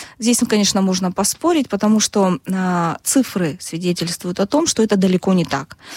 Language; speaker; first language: Russian; non-native, local second language; Abkhazian